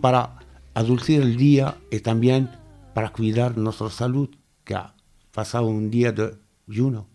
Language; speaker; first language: Spanish; non-native, fluent; Arabic